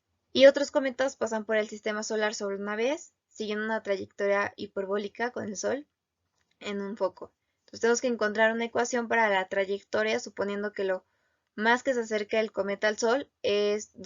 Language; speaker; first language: Spanish; native; Spanish